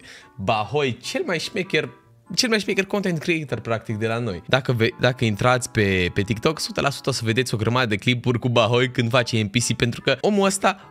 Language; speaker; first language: Romanian; native; Romanian